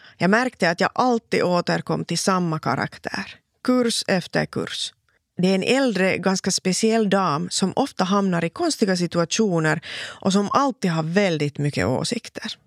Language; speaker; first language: Swedish; non-native, local second language; Finnish